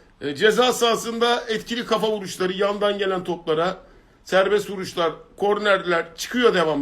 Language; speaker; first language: Turkish; native; Turkish